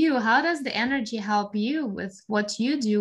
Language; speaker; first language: English; non-native, fluent; Russian